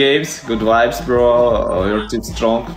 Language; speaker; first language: English; non-native, learner; Russian